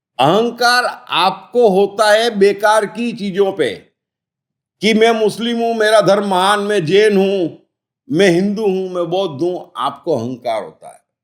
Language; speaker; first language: Hindi; native; Hindi